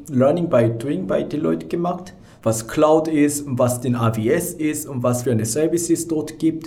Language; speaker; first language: German; non-native, fluent; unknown